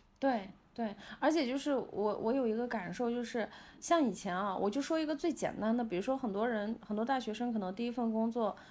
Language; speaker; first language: Chinese; non-native, local second language; Uyghur